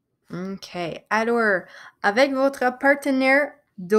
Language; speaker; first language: French; non-native, fluent; English